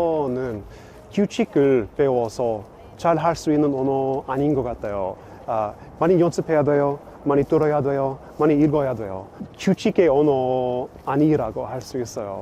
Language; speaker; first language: Korean; non-native, fluent; English